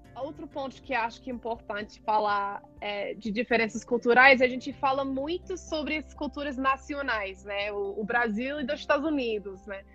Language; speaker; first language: Portuguese; non-native, fluent; English